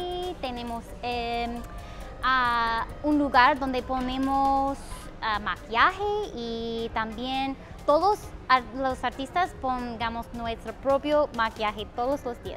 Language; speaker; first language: Spanish; non-native, fluent; English